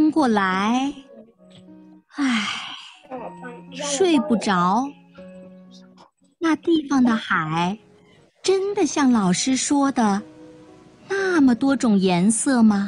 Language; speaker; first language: Chinese; early bilingual, heritage; Chinese